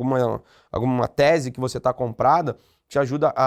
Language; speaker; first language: Portuguese; native; Portuguese